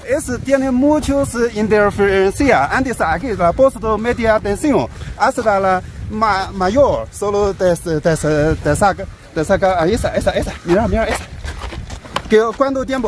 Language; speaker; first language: Spanish; non-native, learner; Chinese